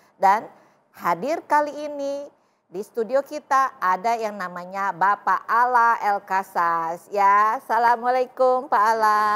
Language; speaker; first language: Indonesian; native; Indonesian